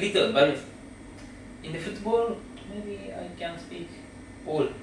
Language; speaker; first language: English; non-native, learner; Japanese